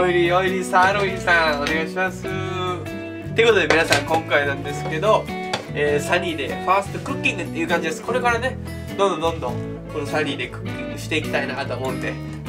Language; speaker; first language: Japanese; native; Japanese